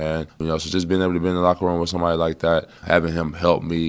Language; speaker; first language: English; native; English